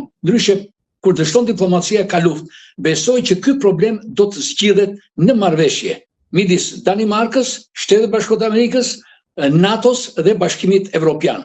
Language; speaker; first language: Albanian; native; Albanian